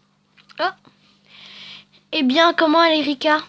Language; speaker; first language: French; native; French